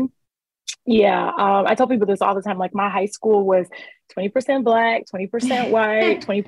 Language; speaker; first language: English; early bilingual, other home language; Akan